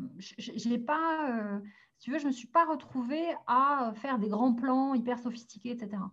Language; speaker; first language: French; early bilingual, other home language; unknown